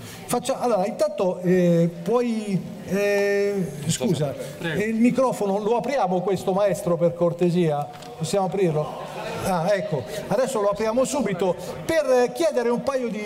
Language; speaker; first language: Italian; native; Italian